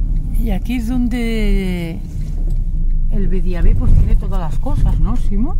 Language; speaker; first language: Spanish; native; Spanish